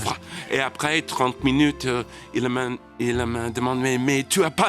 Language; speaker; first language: French; non-native, learner; English